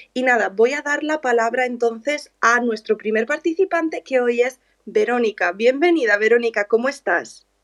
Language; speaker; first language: Spanish; native; Spanish